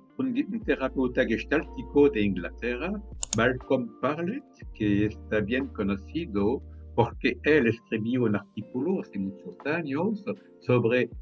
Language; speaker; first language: Spanish; non-native, fluent; French